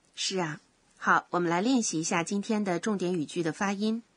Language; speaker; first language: Chinese; native; Chinese